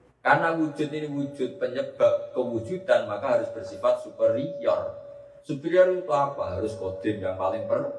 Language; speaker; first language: Indonesian; non-native, local second language; Javanese